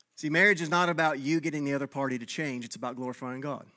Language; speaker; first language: English; native; English